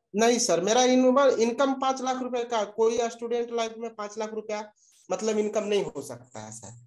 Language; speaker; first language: Hindi; native; Hindi